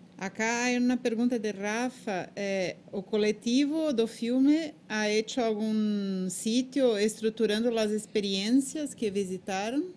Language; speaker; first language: Spanish; non-native, learner; Portuguese